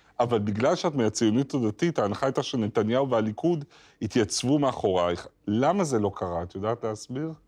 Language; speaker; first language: Hebrew; native; Hebrew